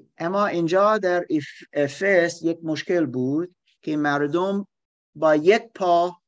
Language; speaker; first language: Persian; non-native, learner; German